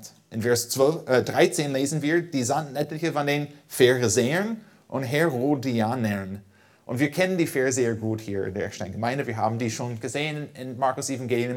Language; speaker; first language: German; non-native, fluent; English